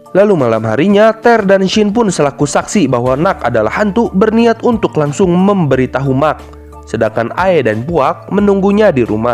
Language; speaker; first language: Indonesian; native; Indonesian